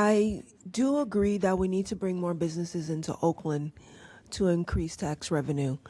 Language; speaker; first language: English; native; English